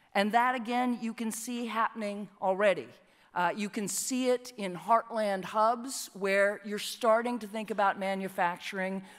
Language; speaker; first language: English; native; English